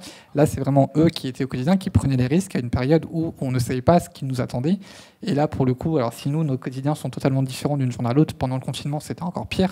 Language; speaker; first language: French; native; French